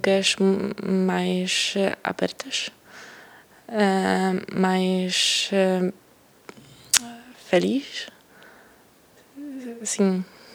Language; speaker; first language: Portuguese; non-native, learner; Polish